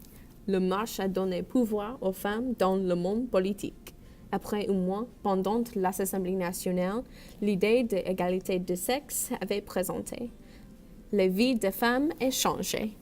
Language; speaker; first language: French; non-native, learner; English